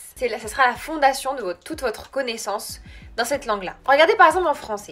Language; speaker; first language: French; early bilingual, other home language; Arabic